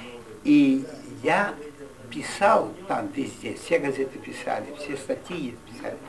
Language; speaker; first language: Russian; non-native, fluent; Yiddish